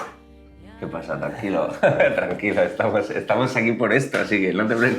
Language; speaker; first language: Spanish; native; Spanish